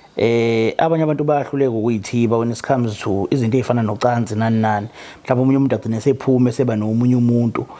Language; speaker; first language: Zulu; native; Zulu